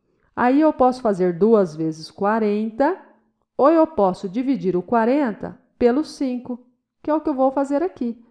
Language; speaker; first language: Portuguese; native; Portuguese